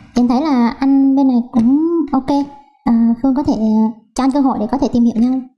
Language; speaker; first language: Vietnamese; native; Vietnamese